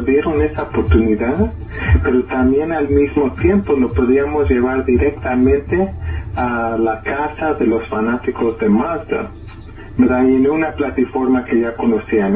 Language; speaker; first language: Spanish; early bilingual, heritage; Spanish